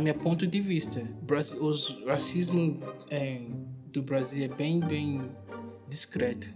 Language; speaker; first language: Portuguese; non-native, fluent; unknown